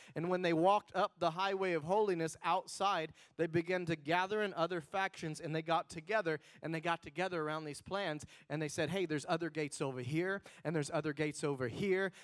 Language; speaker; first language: English; native; English